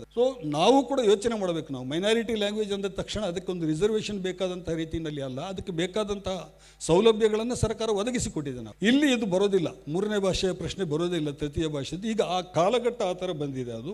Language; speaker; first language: Kannada; non-native, local second language; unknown